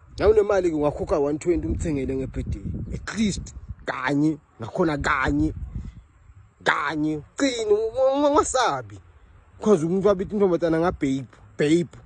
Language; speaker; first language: Zulu; non-native, local second language; Swati